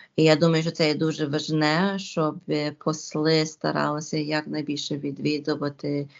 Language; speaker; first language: Ukrainian; early bilingual, heritage; Ukrainian